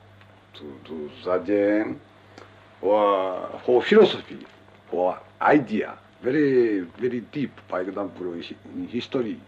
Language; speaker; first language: English; non-native, learner; Japanese